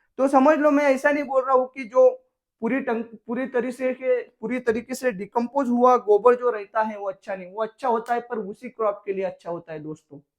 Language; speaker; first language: Hindi; non-native, local second language; Marathi